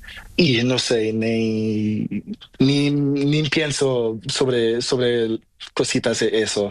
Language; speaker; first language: Spanish; non-native, learner; Portuguese